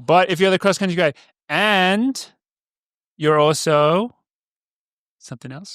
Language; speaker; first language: English; native; English